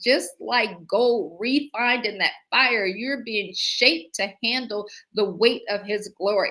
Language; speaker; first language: English; native; English